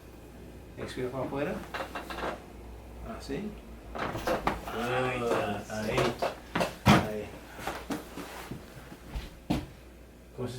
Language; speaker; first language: Spanish; early bilingual, heritage; English